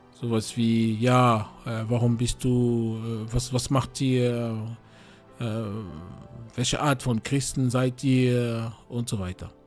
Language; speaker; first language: German; non-native, fluent; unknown